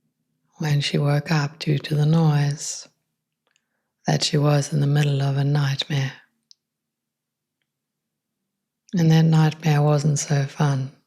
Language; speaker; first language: English; non-native, fluent; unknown